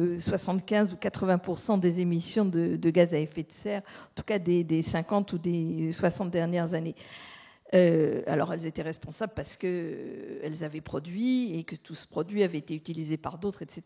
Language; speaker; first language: French; native; French